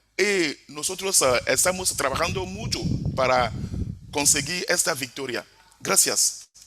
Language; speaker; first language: Spanish; non-native, fluent; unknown